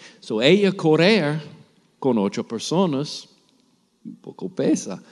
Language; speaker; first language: Spanish; non-native, learner; English